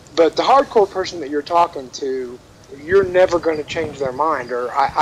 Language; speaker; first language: English; native; English